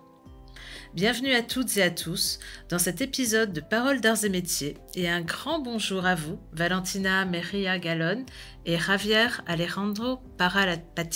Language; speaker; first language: French; native; French